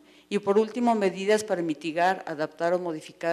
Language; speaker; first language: Spanish; native; Spanish